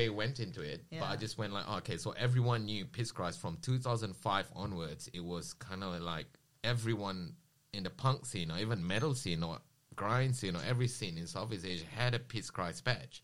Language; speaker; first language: English; non-native, local second language; Malay